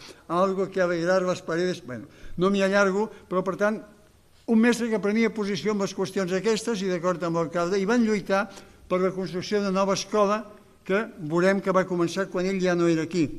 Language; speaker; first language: Catalan; native; Catalan